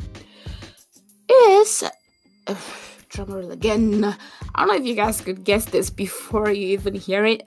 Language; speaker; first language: English; non-native, local second language; Igbo